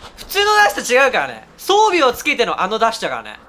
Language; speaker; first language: Japanese; native; Japanese